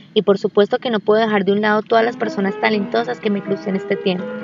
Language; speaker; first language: Spanish; native; Spanish